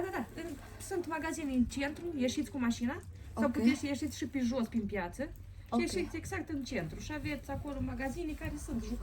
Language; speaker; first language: Romanian; native; Romanian